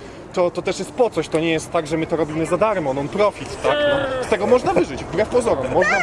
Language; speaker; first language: Polish; native; Polish